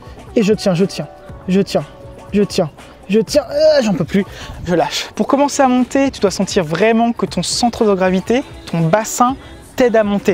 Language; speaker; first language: French; native; French